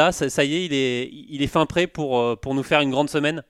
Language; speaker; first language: French; native; French